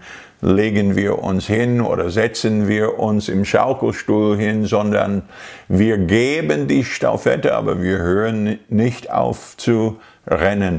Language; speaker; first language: German; non-native, fluent; English